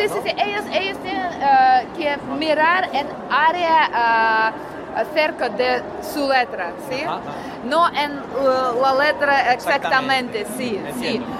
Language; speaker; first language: Spanish; non-native, learner; Russian